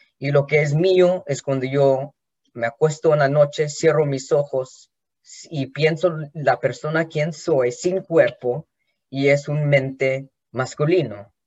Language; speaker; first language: Spanish; early bilingual, heritage; Spanish